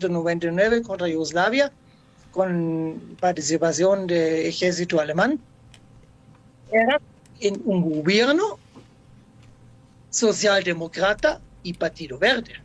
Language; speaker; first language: Spanish; non-native, fluent; German